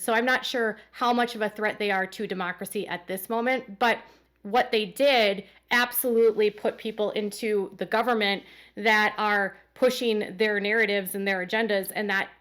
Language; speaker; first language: English; native; English